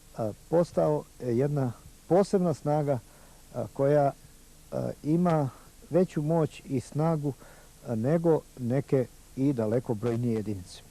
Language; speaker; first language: Bosnian; native; Bosnian